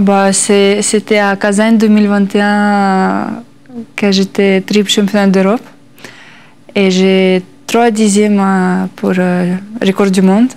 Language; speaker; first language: French; non-native, learner; Russian